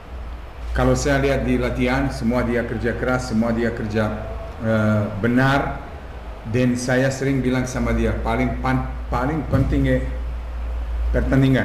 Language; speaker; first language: Indonesian; non-native, fluent; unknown